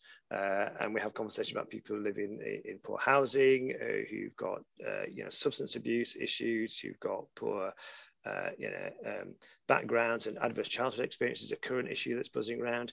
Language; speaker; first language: English; native; English